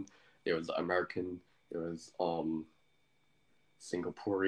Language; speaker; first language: English; native; English